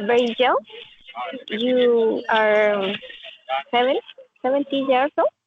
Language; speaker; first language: English; non-native, learner; Spanish